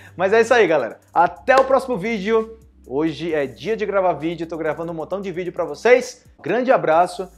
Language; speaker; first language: Portuguese; native; Portuguese